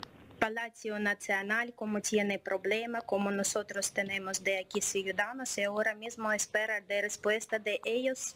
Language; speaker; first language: Spanish; non-native, learner; Ukrainian